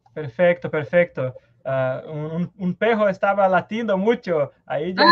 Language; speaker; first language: Spanish; non-native, learner; Portuguese